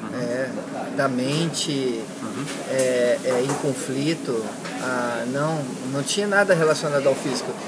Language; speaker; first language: Portuguese; early bilingual, heritage; Portuguese